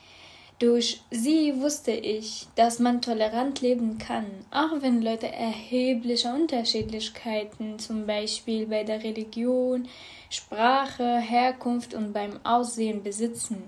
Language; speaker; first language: German; non-native, fluent; Arabic